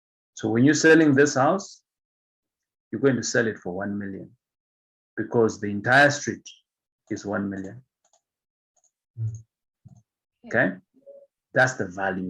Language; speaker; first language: English; non-native, local second language; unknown